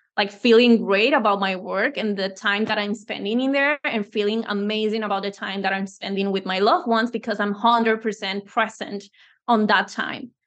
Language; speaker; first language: English; non-native, fluent; Spanish